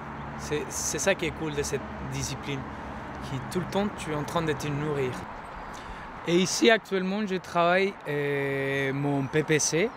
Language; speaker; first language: French; non-native, fluent; Spanish